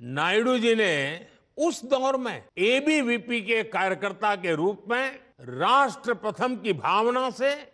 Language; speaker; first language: Hindi; non-native, local second language; Gujarati